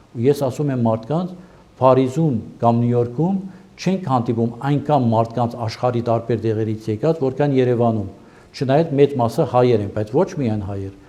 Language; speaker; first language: Armenian; early bilingual, heritage; Armenian